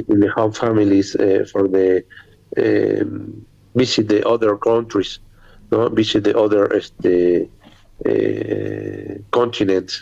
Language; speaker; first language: English; non-native, learner; Spanish